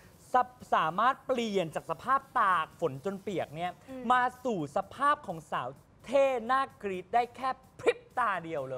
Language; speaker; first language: Thai; native; Thai